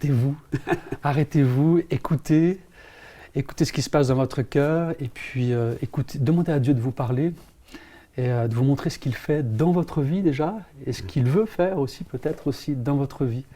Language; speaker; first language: French; native; French